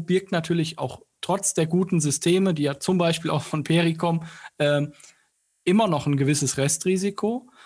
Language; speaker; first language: German; native; German